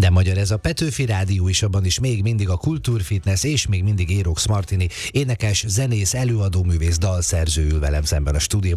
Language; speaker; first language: Hungarian; native; Hungarian